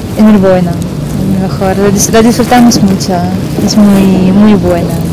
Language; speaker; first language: Spanish; non-native, fluent; Russian